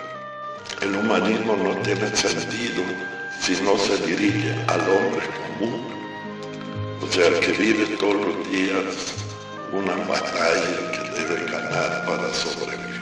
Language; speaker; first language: Spanish; non-native, fluent; Italian